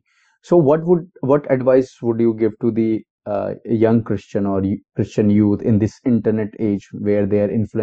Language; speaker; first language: English; non-native, local second language; Hindi